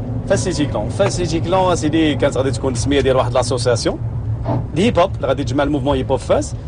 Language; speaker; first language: Arabic; native; Arabic